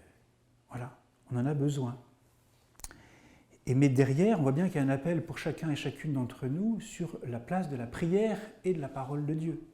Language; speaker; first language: French; native; French